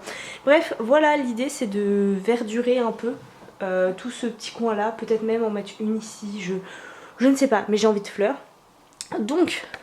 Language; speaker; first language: French; native; French